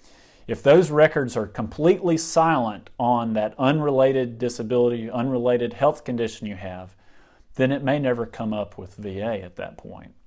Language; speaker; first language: English; native; English